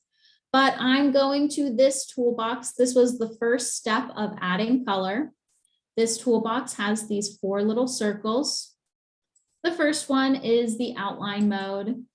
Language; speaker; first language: English; native; English